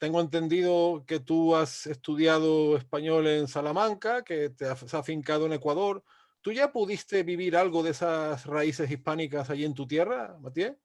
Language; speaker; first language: Spanish; native; Spanish